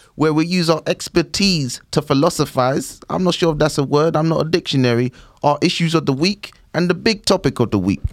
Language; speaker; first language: English; native; English